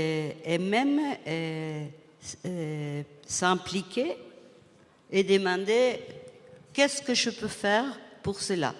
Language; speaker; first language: French; non-native, fluent; Spanish